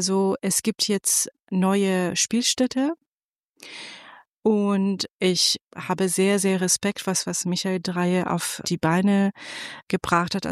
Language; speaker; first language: German; non-native, fluent; Persian